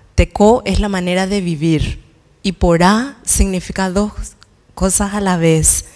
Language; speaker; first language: Spanish; native; Spanish